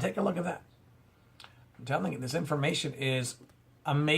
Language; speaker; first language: English; native; English